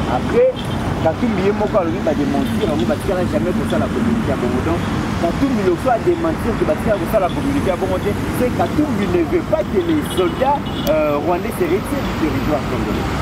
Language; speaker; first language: French; non-native, local second language; Lingala